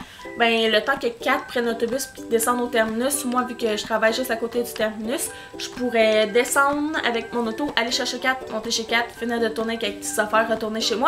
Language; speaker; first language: French; native; French